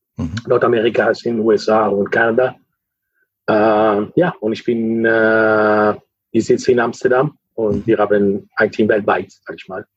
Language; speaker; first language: German; non-native, fluent; Italian